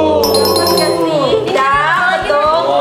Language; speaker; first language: Indonesian; native; Indonesian